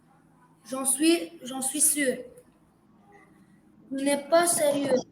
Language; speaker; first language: French; non-native, local second language; Arabic